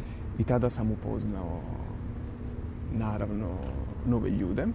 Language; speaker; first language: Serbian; non-native, fluent; Italian